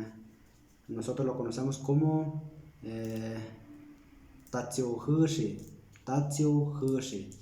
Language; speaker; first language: Spanish; non-native, local second language; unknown